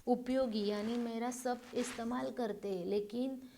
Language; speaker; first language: Hindi; non-native, local second language; Marathi